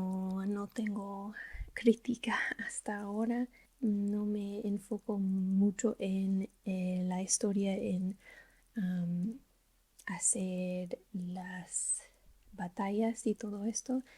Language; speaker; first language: Spanish; non-native, learner; English